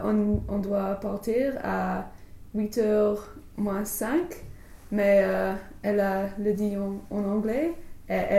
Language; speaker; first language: French; non-native, learner; English